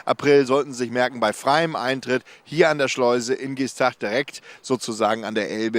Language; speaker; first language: German; native; German